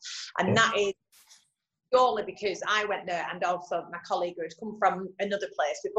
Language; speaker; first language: English; native; English